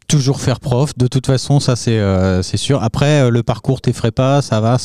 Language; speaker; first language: French; native; French